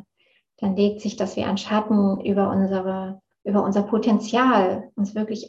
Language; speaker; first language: German; native; German